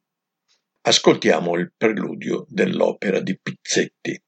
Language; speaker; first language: Italian; native; Italian